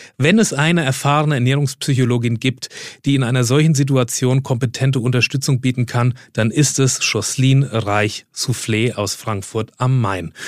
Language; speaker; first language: German; native; German